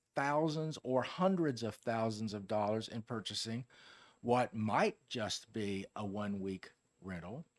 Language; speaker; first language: English; native; English